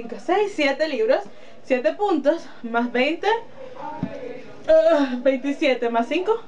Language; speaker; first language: Spanish; native; Spanish